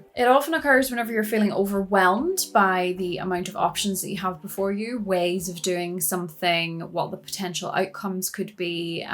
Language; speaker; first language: English; native; English